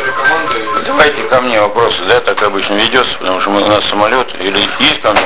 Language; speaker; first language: Russian; native; Russian